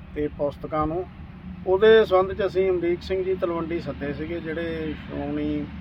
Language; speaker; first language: Punjabi; native; Punjabi